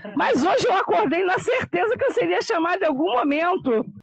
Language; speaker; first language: Portuguese; native; Portuguese